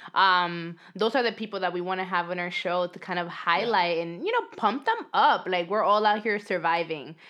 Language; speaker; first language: English; early bilingual, other home language; Spanish